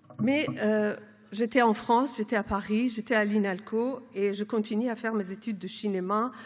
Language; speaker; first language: French; non-native, fluent; Persian